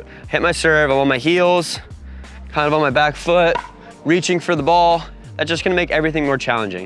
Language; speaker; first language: English; native; English